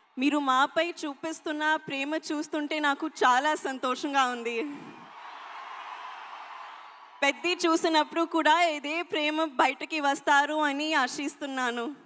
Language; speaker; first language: Telugu; non-native, learner; Hindi